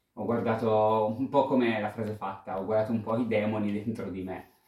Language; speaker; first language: Italian; native; Italian